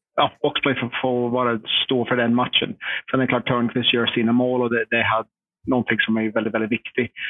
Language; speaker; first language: Swedish; non-native, fluent; English